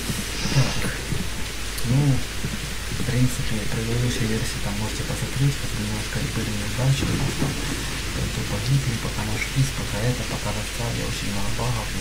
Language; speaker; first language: Russian; native; Russian